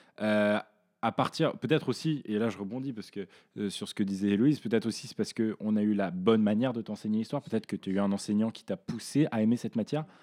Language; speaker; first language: French; native; French